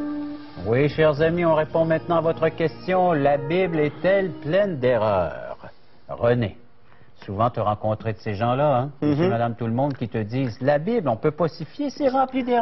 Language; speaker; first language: French; native; French